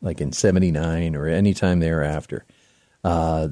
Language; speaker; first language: English; native; English